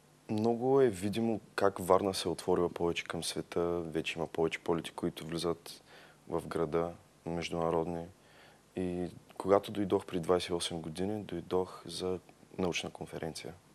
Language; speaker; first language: Bulgarian; native; Bulgarian